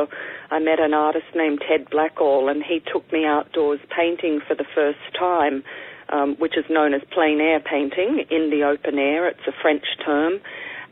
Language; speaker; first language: English; native; English